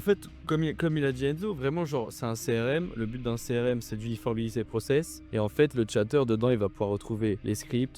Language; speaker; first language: French; native; French